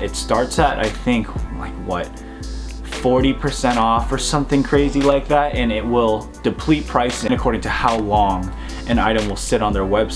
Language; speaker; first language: English; native; English